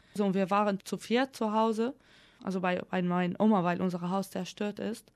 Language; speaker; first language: German; non-native, fluent; Arabic